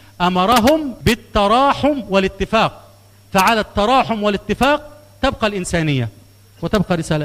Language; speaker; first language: Arabic; native; Arabic